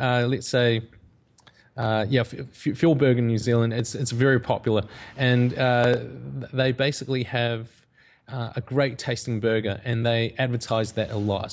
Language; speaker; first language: English; native; English